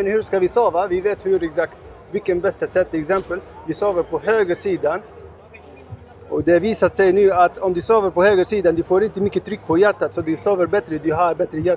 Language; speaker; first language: Swedish; non-native, learner; Arabic